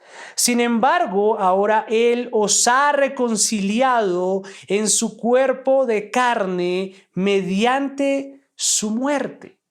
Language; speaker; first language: Spanish; native; Spanish